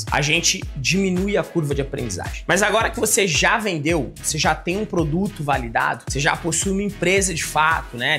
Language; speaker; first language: Portuguese; native; Portuguese